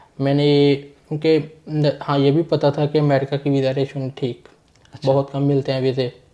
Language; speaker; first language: Urdu; non-native, local second language; Punjabi